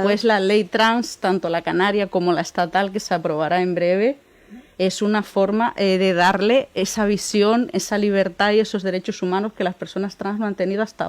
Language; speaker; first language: Spanish; native; Spanish